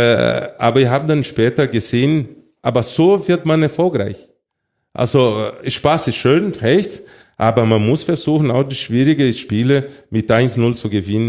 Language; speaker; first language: German; non-native, fluent; Portuguese